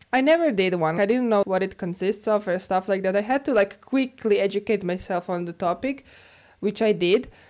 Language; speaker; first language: English; non-native, fluent; Croatian